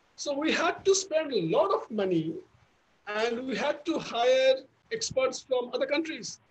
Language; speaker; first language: English; non-native, local second language; Bangla